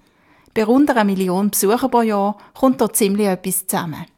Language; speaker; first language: German; native; German